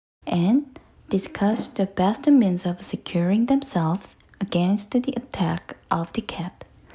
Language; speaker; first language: English; non-native, fluent; Korean